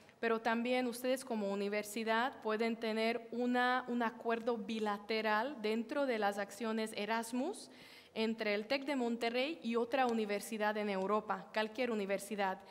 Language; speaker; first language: Spanish; non-native, fluent; Slovak